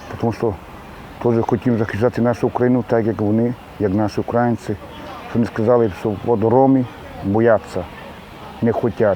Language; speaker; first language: Ukrainian; non-native, local second language; Romany